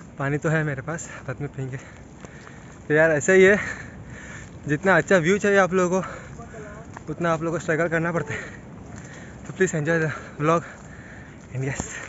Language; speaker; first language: Hindi; non-native, local second language; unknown